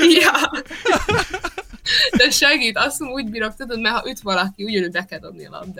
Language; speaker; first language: Hungarian; early bilingual, heritage; Hungarian